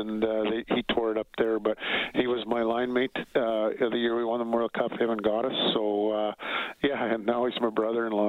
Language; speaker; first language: English; native; English